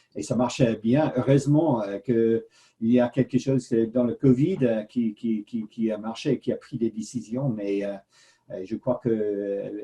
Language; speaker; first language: French; non-native, fluent; English